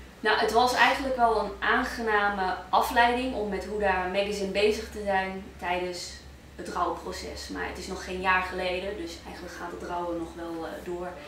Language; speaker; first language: Dutch; early bilingual, other home language; Arabic